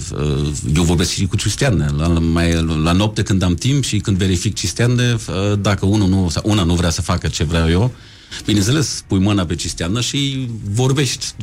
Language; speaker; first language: Romanian; non-native, fluent; German